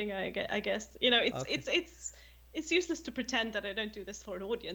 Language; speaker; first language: English; non-native, fluent; German